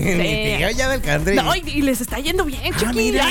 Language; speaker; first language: Spanish; native; Spanish